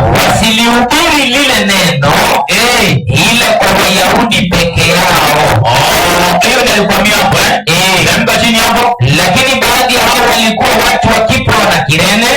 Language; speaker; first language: Swahili; non-native, local second language; Luo (Kenya and Tanzania)